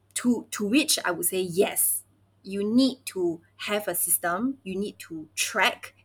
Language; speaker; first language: English; early bilingual, other home language; Chinese